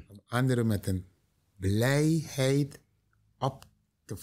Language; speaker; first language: Dutch; non-native, learner; Papiamento